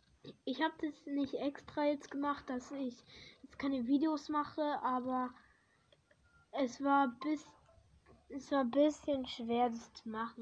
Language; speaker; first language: German; early bilingual, other home language; Hungarian